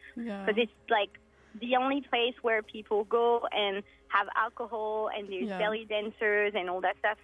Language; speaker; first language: English; early bilingual, heritage; French